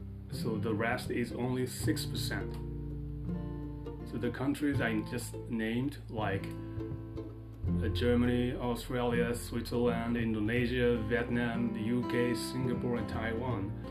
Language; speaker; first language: English; non-native, fluent; Japanese